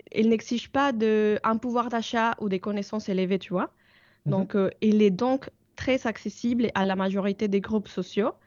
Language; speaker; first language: French; non-native, fluent; Spanish